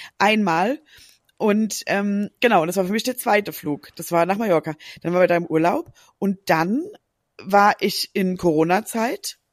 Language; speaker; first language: German; native; German